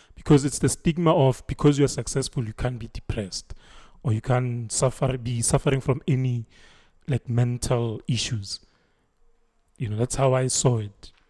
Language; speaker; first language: English; non-native, local second language; Zulu